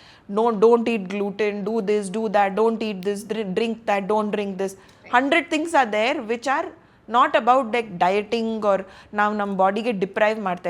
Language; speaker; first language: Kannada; non-native, local second language; Hindi